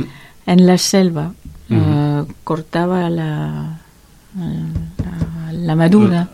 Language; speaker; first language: Spanish; non-native, learner; French